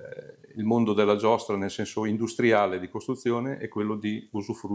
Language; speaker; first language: Italian; native; Italian